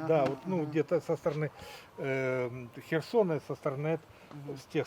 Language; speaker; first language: Russian; native; Russian